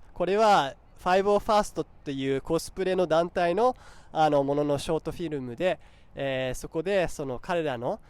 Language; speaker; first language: Japanese; early bilingual, heritage; Japanese